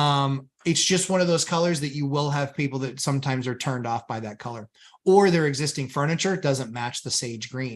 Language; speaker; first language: English; native; English